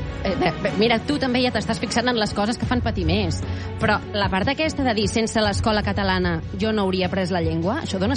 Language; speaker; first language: Catalan; native; Catalan